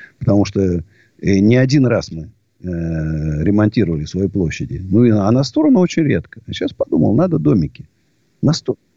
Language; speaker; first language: Russian; native; Russian